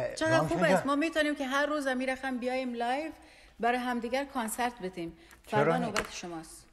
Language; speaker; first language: Persian; non-native, local second language; Pashto